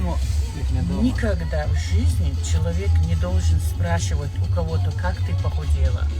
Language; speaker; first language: Russian; non-native, local second language; Chechen